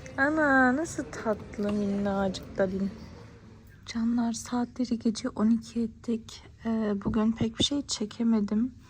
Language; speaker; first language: Turkish; early bilingual, heritage; Turkish